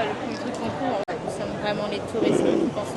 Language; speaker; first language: French; native; French